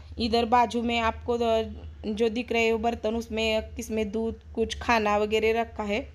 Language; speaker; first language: Hindi; non-native, local second language; Marathi